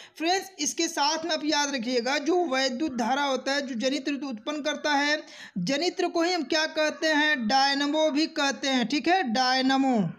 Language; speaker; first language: Hindi; native; Hindi